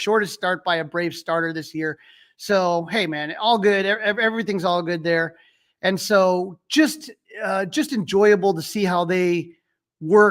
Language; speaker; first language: English; native; English